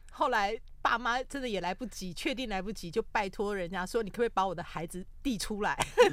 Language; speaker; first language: Chinese; native; Chinese